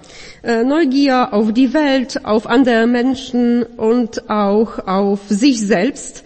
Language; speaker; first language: German; non-native, fluent; Polish